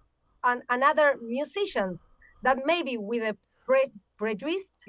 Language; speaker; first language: English; non-native, learner; Spanish